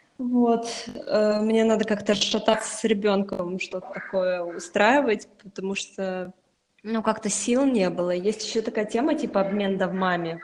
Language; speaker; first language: Russian; native; Russian